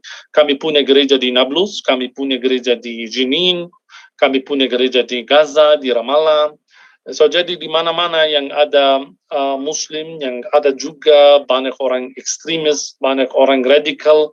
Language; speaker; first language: Indonesian; non-native, fluent; Arabic